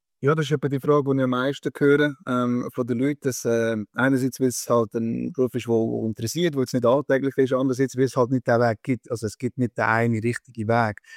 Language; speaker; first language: German; early bilingual, other home language; Croatian